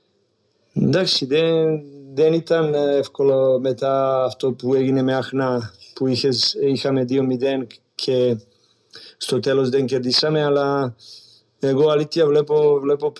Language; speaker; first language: Greek; non-native, learner; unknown